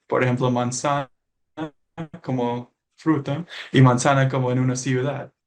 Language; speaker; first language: Spanish; non-native, learner; English